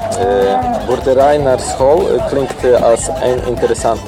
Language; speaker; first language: Dutch; non-native, learner; Polish